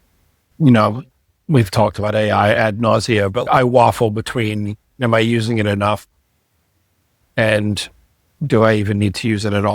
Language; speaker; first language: English; native; English